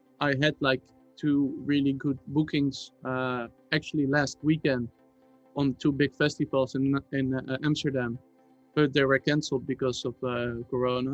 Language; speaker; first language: English; non-native, fluent; Dutch